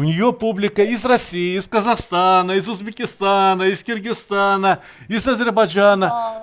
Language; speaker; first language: Russian; native; Russian